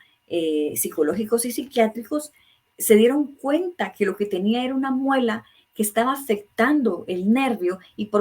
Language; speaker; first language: Spanish; native; Spanish